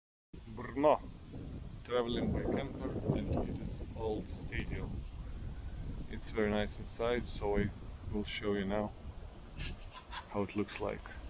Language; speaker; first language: English; non-native, fluent; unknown